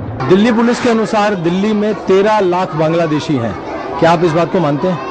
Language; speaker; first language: Hindi; native; Hindi